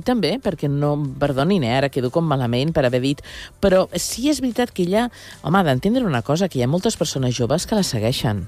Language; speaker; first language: Catalan; native; Catalan